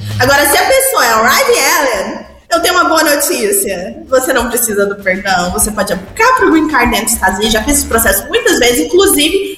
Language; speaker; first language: Portuguese; early bilingual, heritage; Portuguese